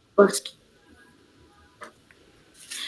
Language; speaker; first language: German; non-native, learner; Bangla